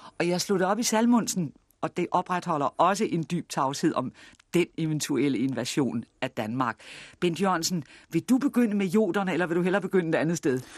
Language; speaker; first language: Danish; native; Danish